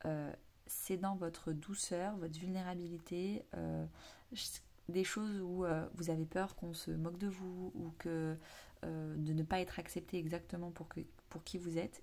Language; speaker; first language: French; native; French